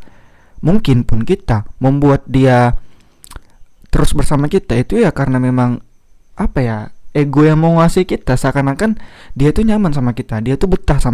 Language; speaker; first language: Indonesian; native; Indonesian